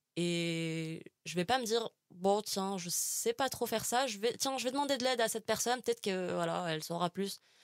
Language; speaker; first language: French; non-native, local second language; Arabic